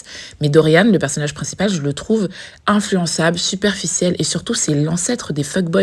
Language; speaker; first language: French; native; French